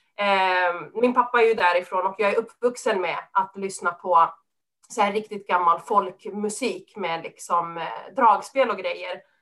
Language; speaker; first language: Swedish; early bilingual, other home language; Serbian